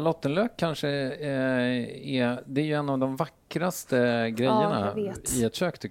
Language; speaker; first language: Swedish; native; Swedish